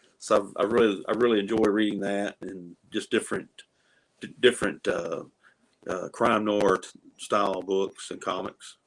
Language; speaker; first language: English; native; English